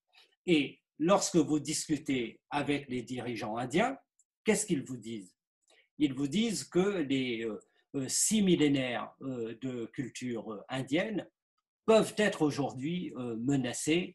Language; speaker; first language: French; native; French